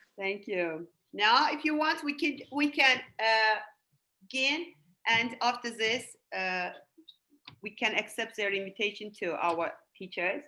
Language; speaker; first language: English; non-native, fluent; Azerbaijani